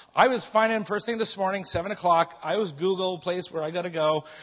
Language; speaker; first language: English; native; English